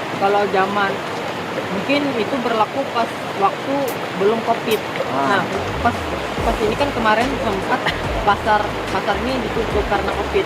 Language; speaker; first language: Indonesian; native; Indonesian